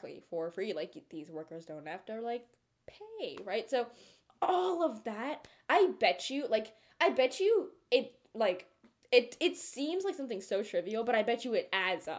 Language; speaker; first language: English; early bilingual, other home language; Telugu